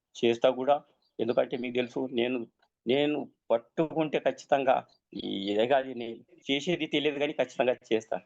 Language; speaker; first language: Telugu; native; Telugu